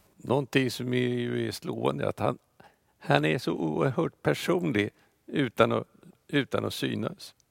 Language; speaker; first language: Swedish; non-native, fluent; Russian